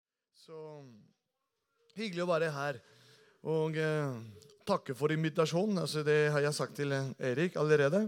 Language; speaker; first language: Norwegian; non-native, fluent; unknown